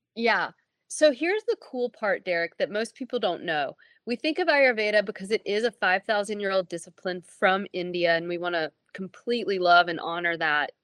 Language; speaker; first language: English; native; English